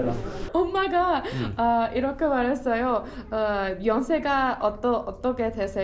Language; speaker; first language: Korean; non-native, learner; Persian